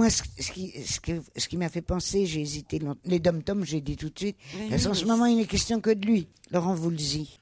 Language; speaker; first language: French; native; French